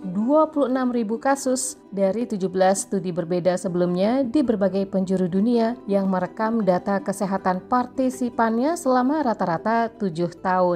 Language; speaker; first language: Indonesian; native; Indonesian